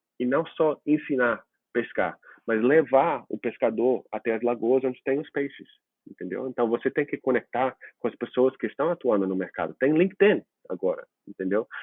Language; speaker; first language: Portuguese; non-native, fluent; English